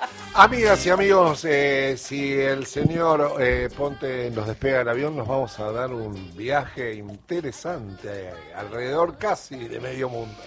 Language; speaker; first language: Spanish; native; Spanish